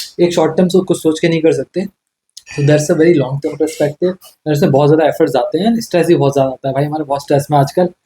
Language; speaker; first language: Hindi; native; Hindi